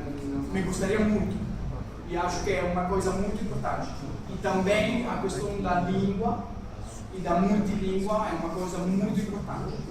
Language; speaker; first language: Portuguese; non-native, learner; French